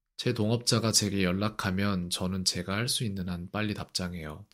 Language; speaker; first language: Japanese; non-native, learner; Korean